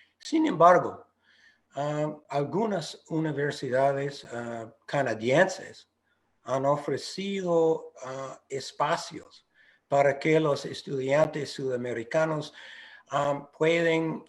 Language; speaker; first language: Spanish; non-native, fluent; English